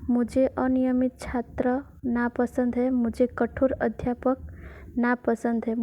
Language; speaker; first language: Hindi; non-native, local second language; Gujarati